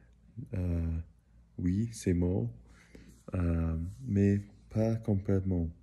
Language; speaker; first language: French; early bilingual, heritage; English